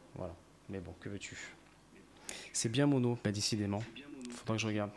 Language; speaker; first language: French; native; French